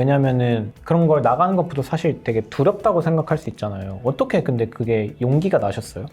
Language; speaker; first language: Korean; native; Korean